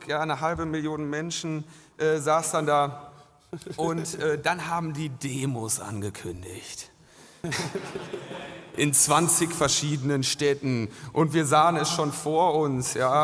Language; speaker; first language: German; native; German